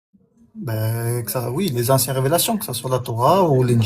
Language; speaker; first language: French; native; French